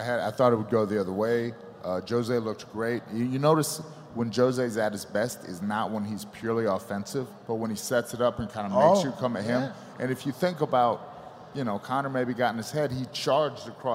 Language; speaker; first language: English; native; English